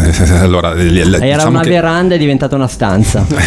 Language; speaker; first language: Italian; native; Italian